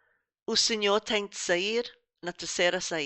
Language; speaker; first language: Portuguese; non-native, fluent; English